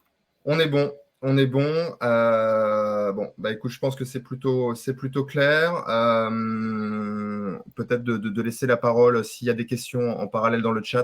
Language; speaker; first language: French; native; French